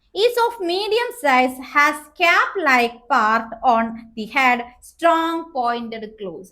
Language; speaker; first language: English; non-native, local second language; Malayalam